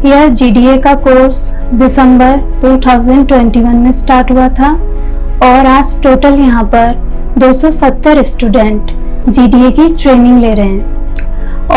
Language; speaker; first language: Hindi; native; Hindi